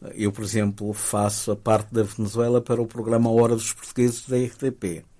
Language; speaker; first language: Portuguese; early bilingual, other home language; Spanish